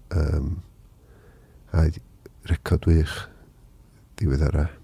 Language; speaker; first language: Welsh; native; Welsh